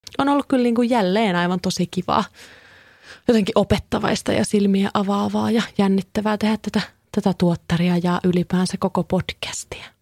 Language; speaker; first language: Finnish; native; Finnish